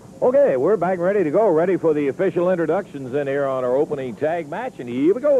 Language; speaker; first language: English; native; English